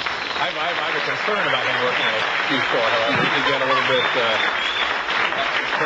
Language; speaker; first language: English; native; English